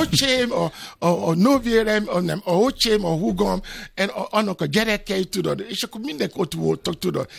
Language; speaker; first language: Hungarian; non-native, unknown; Yoruba